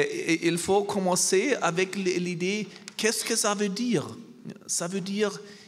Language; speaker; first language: French; non-native, learner; German